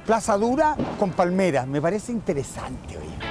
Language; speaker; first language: Spanish; native; Spanish